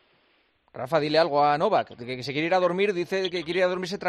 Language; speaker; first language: Spanish; native; Spanish